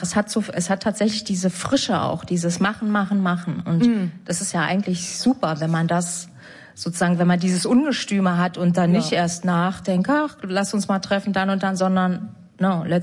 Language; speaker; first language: German; native; German